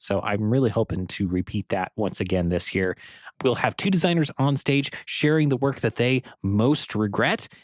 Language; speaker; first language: English; native; English